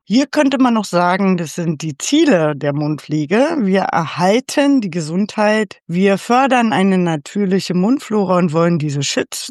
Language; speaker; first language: German; native; German